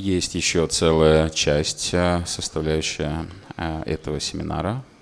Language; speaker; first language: Russian; native; Russian